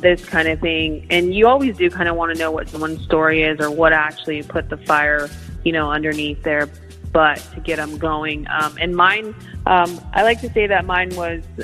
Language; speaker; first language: English; native; English